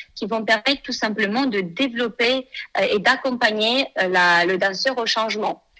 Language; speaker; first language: French; non-native, fluent; Romanian